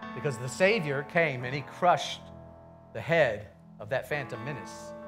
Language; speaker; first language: English; native; English